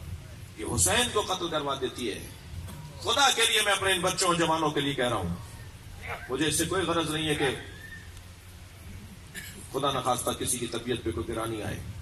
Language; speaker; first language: Urdu; native; Urdu